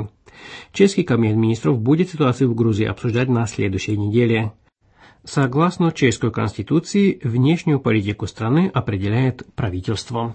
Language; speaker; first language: Russian; native; Russian